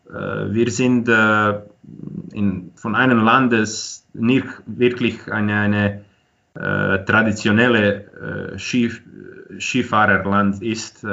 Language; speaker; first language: German; non-native, fluent; Croatian